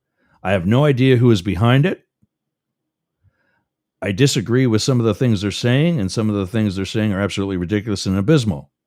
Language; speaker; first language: English; native; English